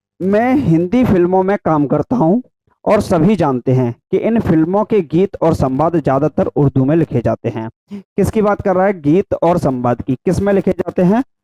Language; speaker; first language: Hindi; native; Hindi